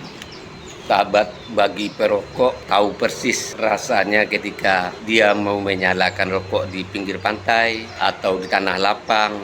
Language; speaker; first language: Indonesian; native; Indonesian